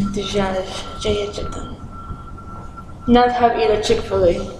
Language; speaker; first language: Arabic; non-native, learner; English